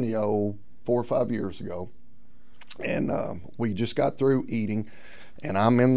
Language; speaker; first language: English; native; English